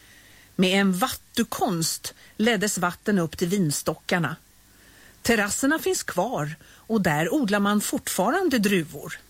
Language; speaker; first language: Swedish; native; Swedish